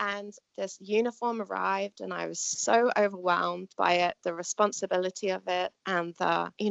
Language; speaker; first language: English; native; English